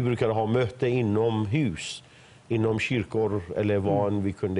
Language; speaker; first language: Swedish; non-native, fluent; Persian